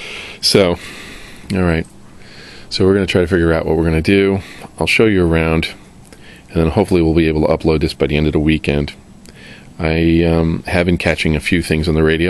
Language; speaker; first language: English; native; English